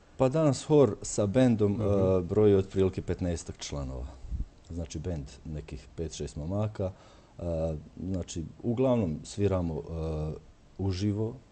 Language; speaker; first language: Croatian; native; Croatian